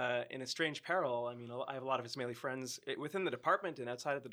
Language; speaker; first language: English; native; English